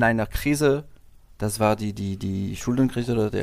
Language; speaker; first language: German; non-native, learner; French